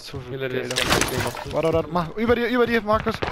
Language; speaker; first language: German; native; German